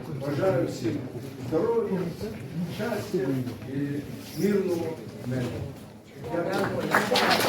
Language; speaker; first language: Ukrainian; non-native, learner; Korean